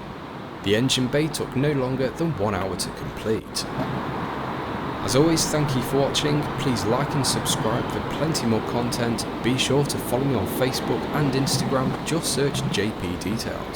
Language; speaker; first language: English; native; English